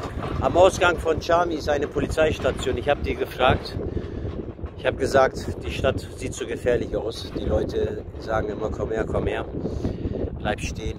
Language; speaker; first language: German; early bilingual, other home language; Turkish